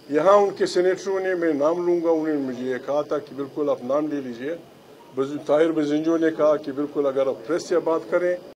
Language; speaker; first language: Urdu; non-native, local second language; Pashto